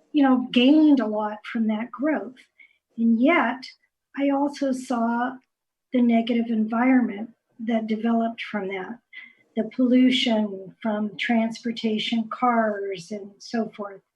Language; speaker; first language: English; native; English